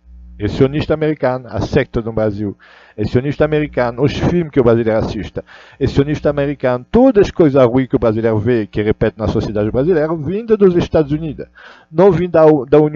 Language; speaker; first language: Portuguese; non-native, learner; Russian